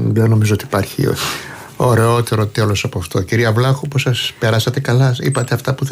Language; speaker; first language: Greek; native; Greek